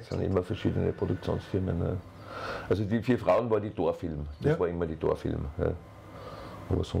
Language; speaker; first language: German; native; German